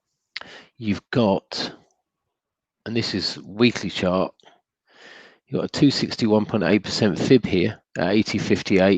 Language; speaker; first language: English; native; English